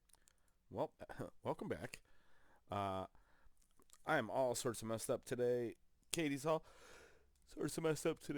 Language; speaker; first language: English; native; English